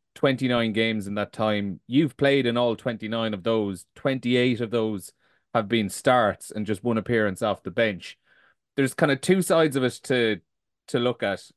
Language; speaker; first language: English; native; English